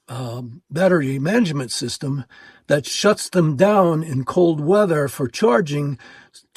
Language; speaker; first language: English; native; English